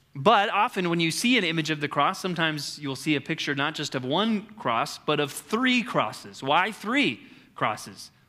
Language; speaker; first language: English; native; English